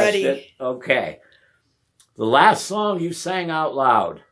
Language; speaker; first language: English; native; English